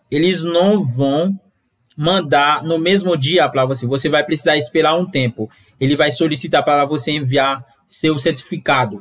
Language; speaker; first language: Portuguese; non-native, fluent; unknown